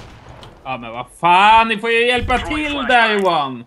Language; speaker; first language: Swedish; native; Swedish